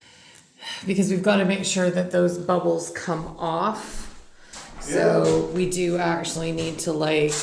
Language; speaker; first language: English; native; English